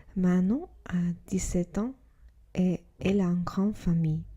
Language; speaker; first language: French; non-native, learner; English